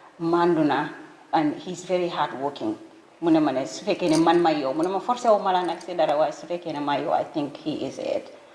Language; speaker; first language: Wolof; non-native, local second language; Fula